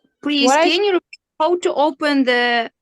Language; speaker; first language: English; non-native, learner; Uzbek